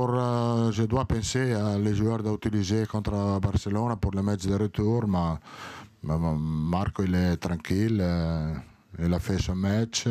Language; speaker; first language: French; non-native, learner; Italian